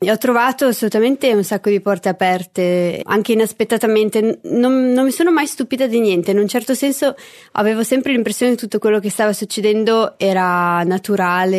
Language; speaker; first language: Italian; native; Italian